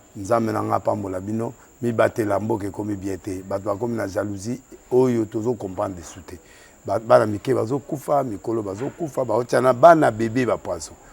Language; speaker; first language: Lingala; native; Lingala